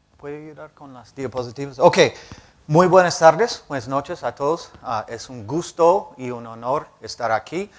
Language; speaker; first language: Spanish; non-native, fluent; English